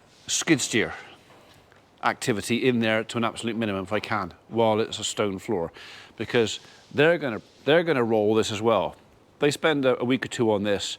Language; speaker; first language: English; native; English